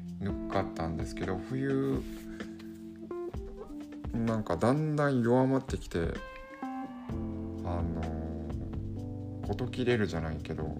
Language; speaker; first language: Japanese; native; Japanese